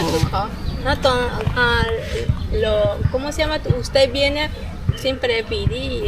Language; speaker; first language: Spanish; non-native, learner; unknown